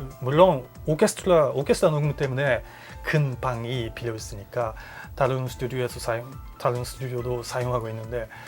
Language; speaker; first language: Korean; non-native, learner; Japanese